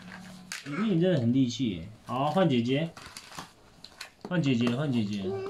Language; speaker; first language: Chinese; native; Chinese